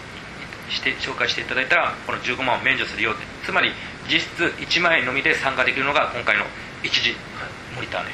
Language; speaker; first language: Japanese; native; Japanese